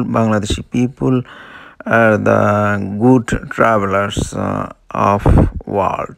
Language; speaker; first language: English; non-native, local second language; Bangla